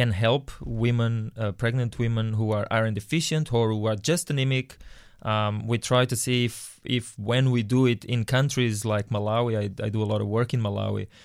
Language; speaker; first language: English; non-native, fluent; Portuguese